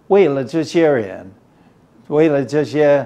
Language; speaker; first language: Chinese; non-native, fluent; English